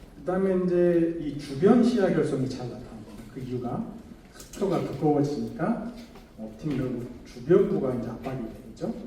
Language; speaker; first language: Korean; native; Korean